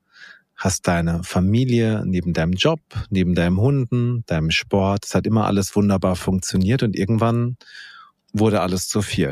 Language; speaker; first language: German; native; German